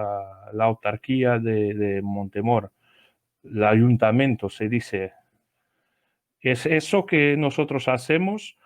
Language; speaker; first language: Spanish; non-native, learner; Portuguese